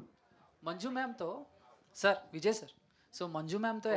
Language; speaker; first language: Telugu; native; Telugu